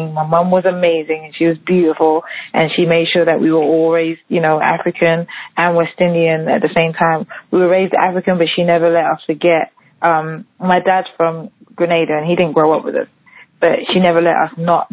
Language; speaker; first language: English; native; English